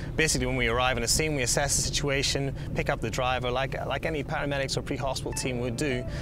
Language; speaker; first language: English; native; English